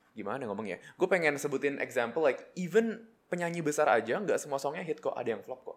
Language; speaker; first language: Indonesian; early bilingual, heritage; Indonesian